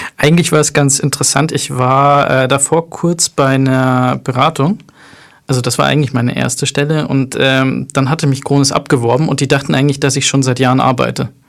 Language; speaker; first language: German; early bilingual, other home language; Arabic